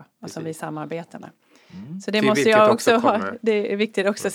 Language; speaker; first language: Swedish; non-native, fluent; English